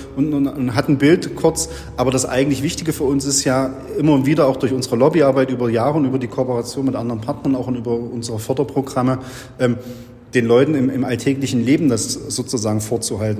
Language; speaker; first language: German; native; German